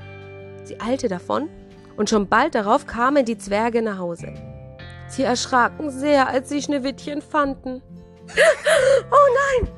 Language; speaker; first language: German; native; German